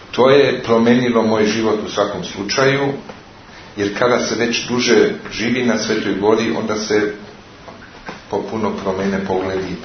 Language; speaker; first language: Serbian; early bilingual, heritage; Serbian